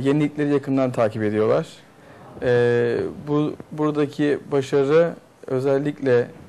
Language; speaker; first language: Turkish; native; Turkish